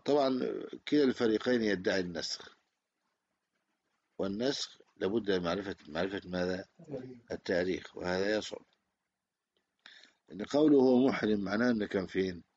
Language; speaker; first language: Arabic; native; Arabic